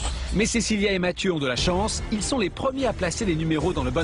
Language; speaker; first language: French; native; French